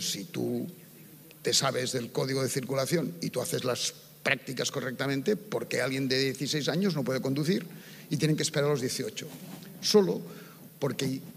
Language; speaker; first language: Spanish; native; Spanish